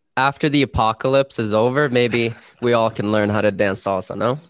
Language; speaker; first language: English; non-native, fluent; Swedish